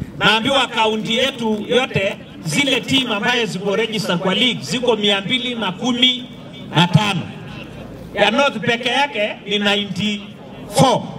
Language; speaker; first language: Swahili; non-native, local second language; Masai